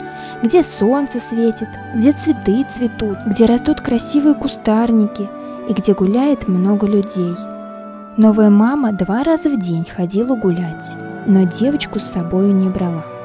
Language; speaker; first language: Russian; native; Russian